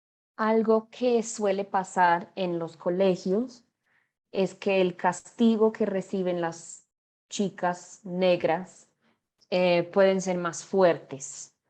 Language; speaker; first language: Spanish; non-native, fluent; English